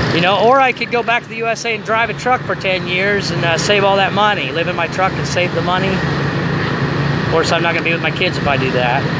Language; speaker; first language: English; native; English